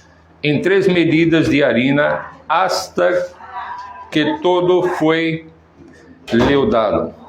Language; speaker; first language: Spanish; non-native, fluent; Portuguese